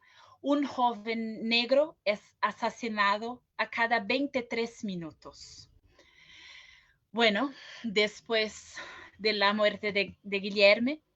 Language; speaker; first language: Spanish; non-native, fluent; Portuguese